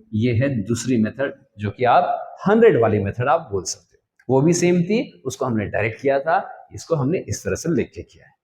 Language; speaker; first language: Hindi; non-native, local second language; Kannada